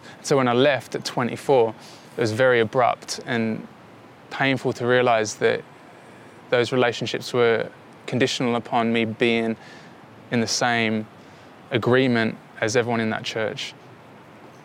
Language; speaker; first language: English; native; English